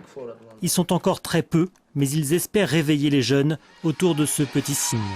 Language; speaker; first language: French; native; French